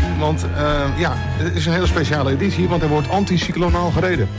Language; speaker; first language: Dutch; native; Dutch